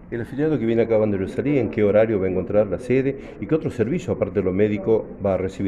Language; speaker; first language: Spanish; native; Spanish